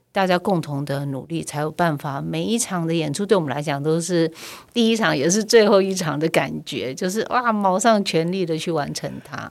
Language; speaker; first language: Chinese; native; Chinese